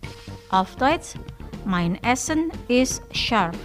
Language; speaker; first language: German; non-native, fluent; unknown